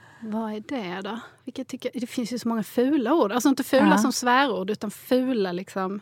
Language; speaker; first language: Swedish; native; Swedish